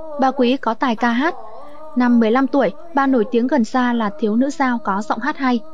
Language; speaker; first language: Vietnamese; native; Vietnamese